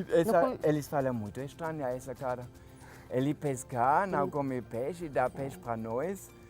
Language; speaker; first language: Portuguese; non-native, learner; German